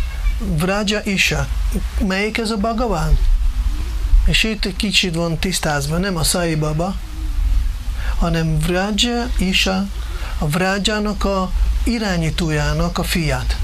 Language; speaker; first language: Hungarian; non-native, fluent; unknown